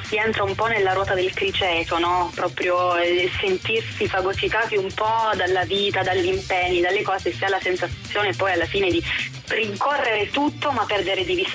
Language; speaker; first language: Italian; native; Italian